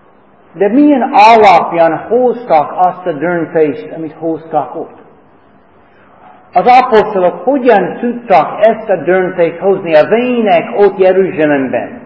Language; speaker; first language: Hungarian; non-native, fluent; English